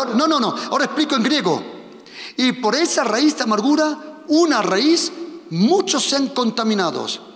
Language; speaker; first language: Spanish; non-native, fluent; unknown